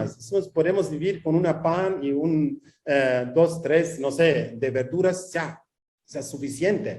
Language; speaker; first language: Spanish; non-native, fluent; Kurdish